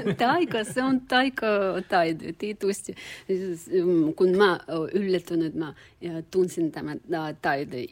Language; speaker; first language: Finnish; non-native, learner; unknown